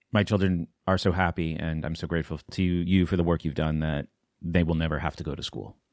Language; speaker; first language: English; native; English